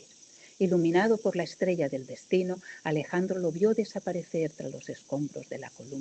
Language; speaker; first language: Spanish; native; Spanish